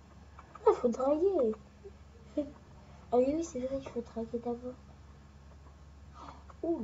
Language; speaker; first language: French; native; French